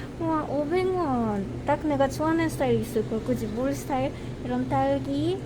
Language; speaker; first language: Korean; non-native, learner; Polish